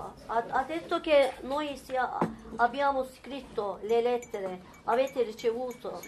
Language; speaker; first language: Italian; non-native, fluent; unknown